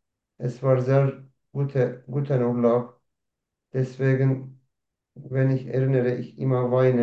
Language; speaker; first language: German; non-native, learner; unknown